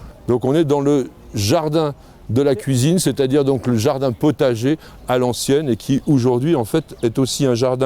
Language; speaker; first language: French; native; French